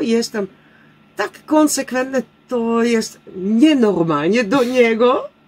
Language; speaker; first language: Polish; non-native, learner; Dutch